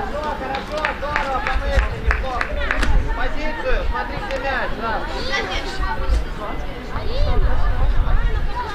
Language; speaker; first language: Russian; native; Russian